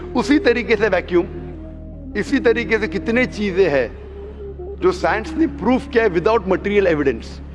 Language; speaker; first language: Hindi; non-native, local second language; Konkani